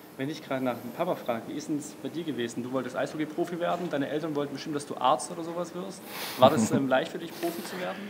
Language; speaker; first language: German; native; German